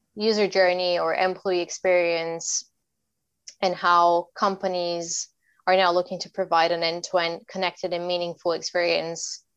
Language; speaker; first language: English; non-native, fluent; Bulgarian